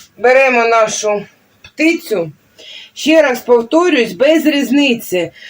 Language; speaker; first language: Ukrainian; non-native, local second language; Russian